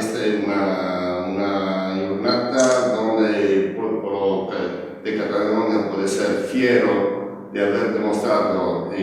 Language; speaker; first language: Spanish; non-native, learner; Italian